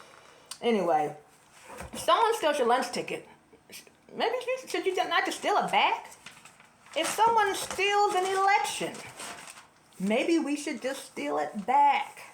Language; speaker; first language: English; native; English